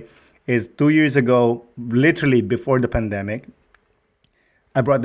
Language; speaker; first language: English; non-native, local second language; Filipino